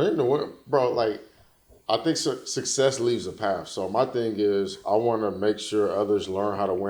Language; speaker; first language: English; native; English